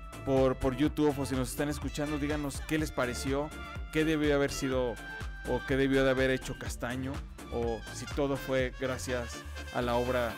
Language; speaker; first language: Spanish; native; Spanish